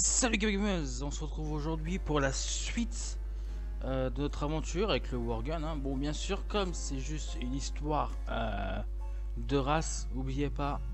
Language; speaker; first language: French; native; French